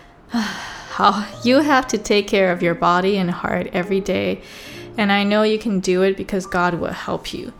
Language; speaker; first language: English; early bilingual, other home language; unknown